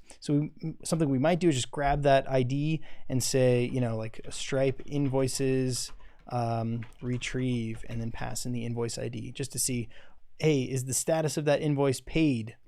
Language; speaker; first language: English; native; English